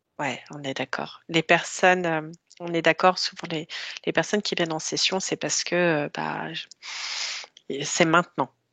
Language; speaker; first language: French; native; French